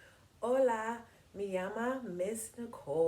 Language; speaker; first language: Spanish; non-native, learner; English